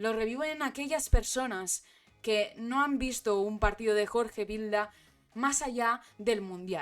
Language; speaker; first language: Spanish; native; Spanish